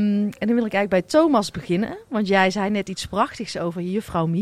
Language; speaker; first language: Dutch; native; Dutch